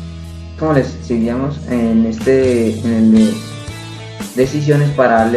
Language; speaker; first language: Spanish; native; Spanish